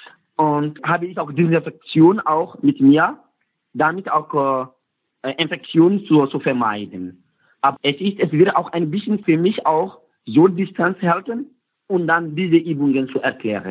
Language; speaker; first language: German; non-native, learner; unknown